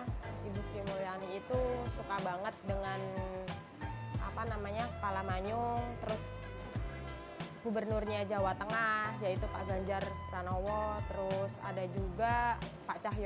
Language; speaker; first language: Indonesian; native; Indonesian